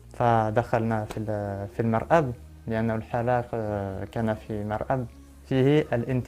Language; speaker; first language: Arabic; non-native, learner; French